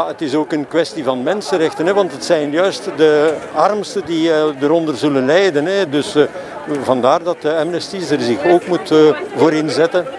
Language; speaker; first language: Dutch; native; Dutch